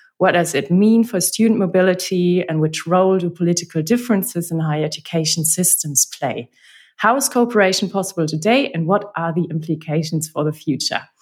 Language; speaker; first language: English; non-native, fluent; German